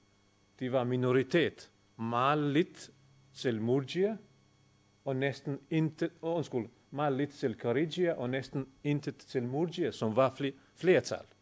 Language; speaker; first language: Danish; non-native, fluent; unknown